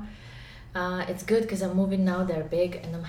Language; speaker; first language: English; non-native, fluent; Ukrainian